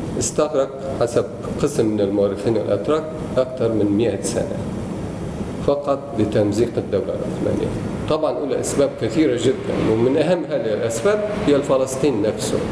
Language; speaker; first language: Arabic; non-native, fluent; Turkish